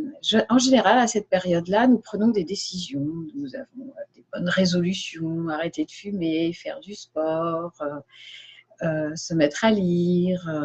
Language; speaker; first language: French; native; French